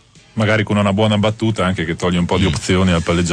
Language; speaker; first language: Italian; native; Italian